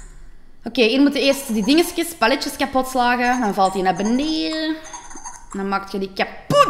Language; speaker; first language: Dutch; native; Dutch